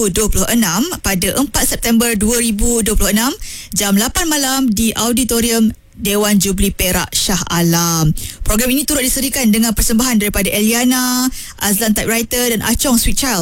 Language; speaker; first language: Malay; native; Malay